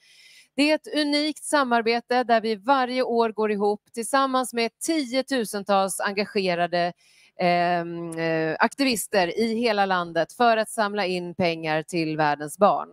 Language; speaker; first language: Swedish; native; Swedish